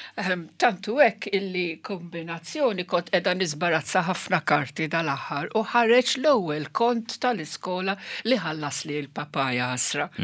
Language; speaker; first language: Maltese; non-native, local second language; Italian